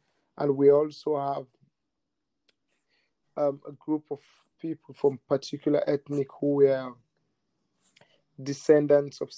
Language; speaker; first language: English; non-native, local second language; Mandingo